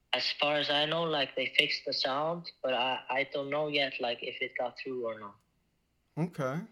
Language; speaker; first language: English; non-native, fluent; Icelandic